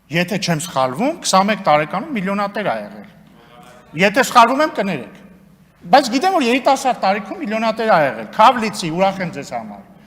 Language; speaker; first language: Armenian; native; Armenian